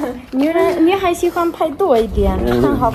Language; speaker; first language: Chinese; non-native, fluent; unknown